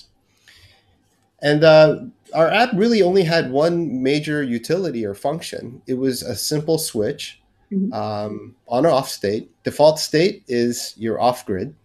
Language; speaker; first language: English; non-native, local second language; Korean